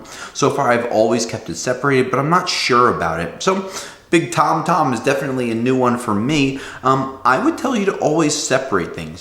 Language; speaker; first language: English; native; English